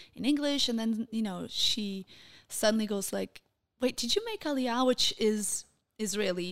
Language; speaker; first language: English; non-native, fluent; Portuguese